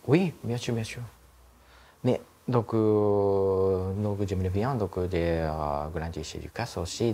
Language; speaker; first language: French; non-native, learner; Japanese